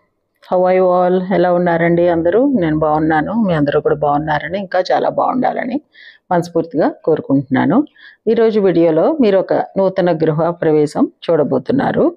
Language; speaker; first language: Telugu; native; Telugu